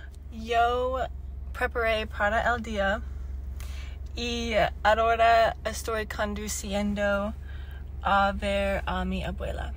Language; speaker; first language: Spanish; non-native, learner; English